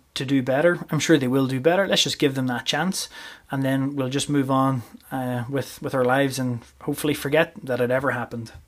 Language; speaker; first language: English; native; English